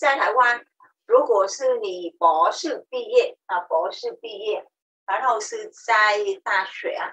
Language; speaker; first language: Chinese; non-native, learner; Vietnamese